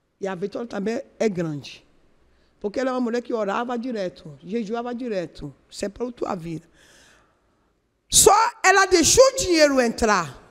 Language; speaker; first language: Portuguese; non-native, learner; Yoruba